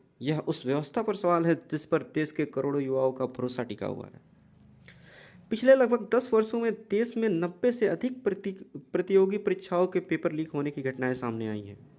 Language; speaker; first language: Hindi; native; Hindi